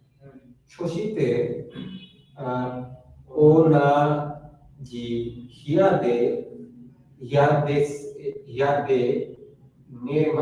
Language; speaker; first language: Japanese; non-native, learner; Bangla